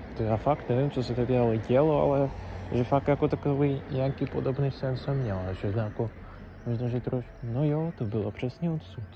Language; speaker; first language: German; non-native, learner; Czech